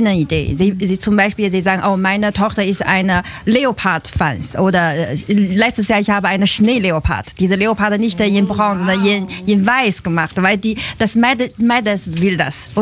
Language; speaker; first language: German; non-native, learner; Chinese